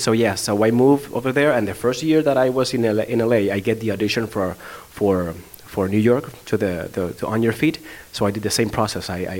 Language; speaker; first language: English; non-native, fluent; Spanish